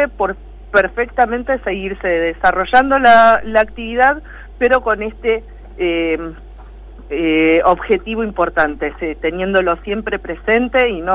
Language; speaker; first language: Spanish; native; Spanish